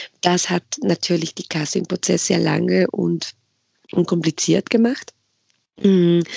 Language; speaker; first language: German; non-native, fluent; Spanish